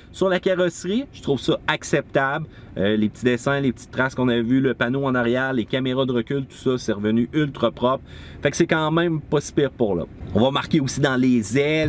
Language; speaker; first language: French; native; French